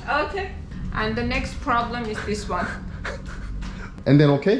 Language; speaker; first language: English; non-native, learner; Russian